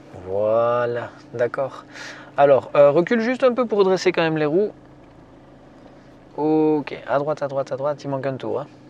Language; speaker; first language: French; native; French